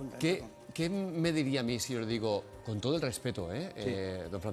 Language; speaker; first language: Spanish; native; Spanish